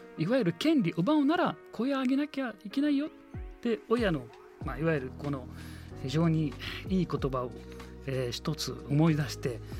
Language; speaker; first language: Japanese; non-native, fluent; Arabic